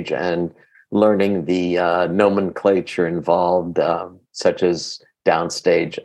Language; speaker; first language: English; early bilingual, other home language; Greek